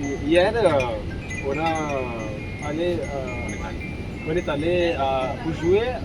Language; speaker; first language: French; non-native, learner; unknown